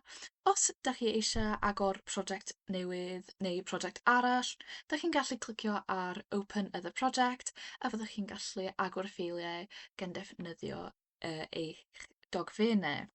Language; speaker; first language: Welsh; non-native, local second language; English